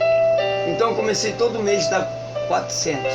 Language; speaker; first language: Portuguese; native; Portuguese